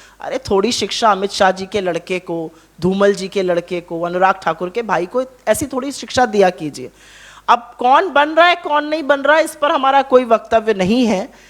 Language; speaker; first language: Hindi; native; Hindi